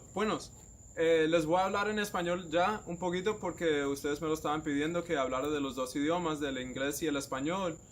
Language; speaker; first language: Spanish; native; Spanish